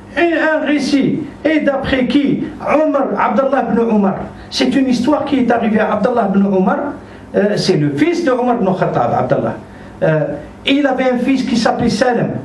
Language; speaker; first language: French; non-native, local second language; Arabic